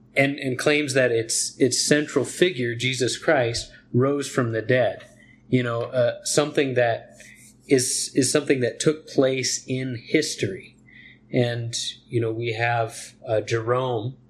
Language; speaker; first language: English; native; English